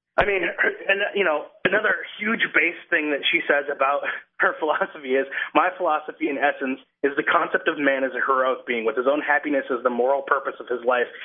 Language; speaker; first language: English; non-native, fluent; Dutch